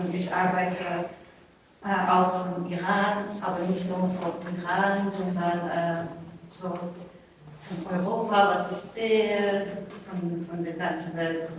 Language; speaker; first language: German; non-native, learner; Persian